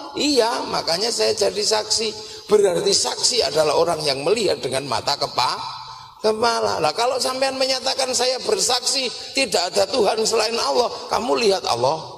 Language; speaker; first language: Indonesian; non-native, local second language; Javanese